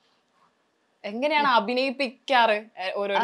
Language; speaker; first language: Malayalam; native; Malayalam